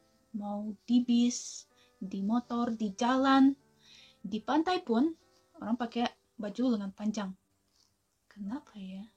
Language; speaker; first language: Indonesian; non-native, fluent; Russian